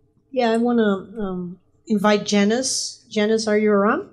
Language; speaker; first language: English; non-native, fluent; Portuguese